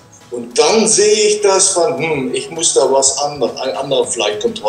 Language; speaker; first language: German; non-native, learner; Dutch